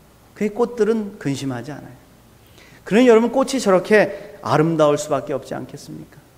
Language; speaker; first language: Korean; native; Korean